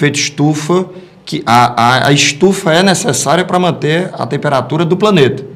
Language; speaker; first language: Portuguese; native; Portuguese